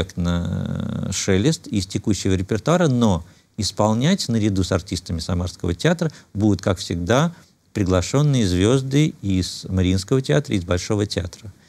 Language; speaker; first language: Russian; native; Russian